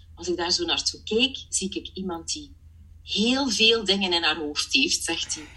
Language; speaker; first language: Dutch; early bilingual, other home language; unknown